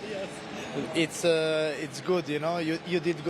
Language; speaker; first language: English; non-native, fluent; Serbian